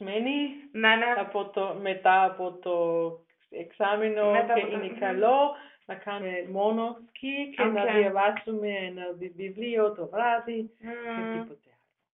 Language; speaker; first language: Greek; non-native, learner; German